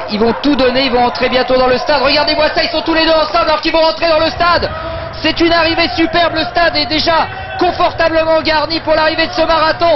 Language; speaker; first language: French; native; French